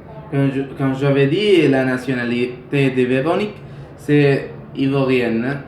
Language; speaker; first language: French; non-native, learner; Spanish